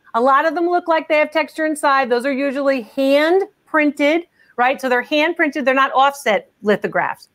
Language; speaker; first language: English; native; English